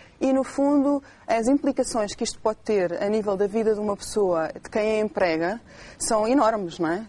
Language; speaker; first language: Portuguese; native; Portuguese